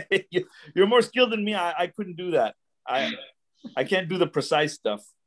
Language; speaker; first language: English; native; English